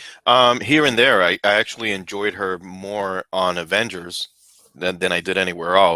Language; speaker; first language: English; native; English